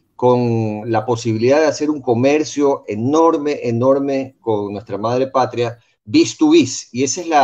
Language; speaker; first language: Spanish; native; Spanish